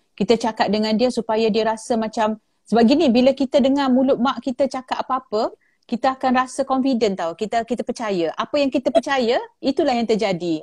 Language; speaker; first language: Malay; native; Malay